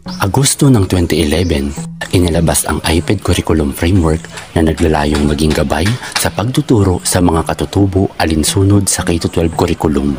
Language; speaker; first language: Filipino; native; Filipino